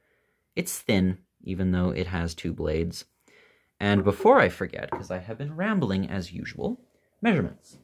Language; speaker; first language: English; native; English